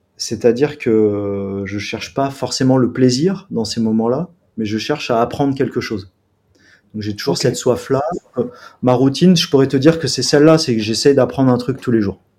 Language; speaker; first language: French; native; French